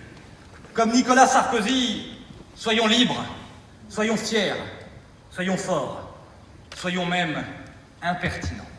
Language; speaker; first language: French; native; French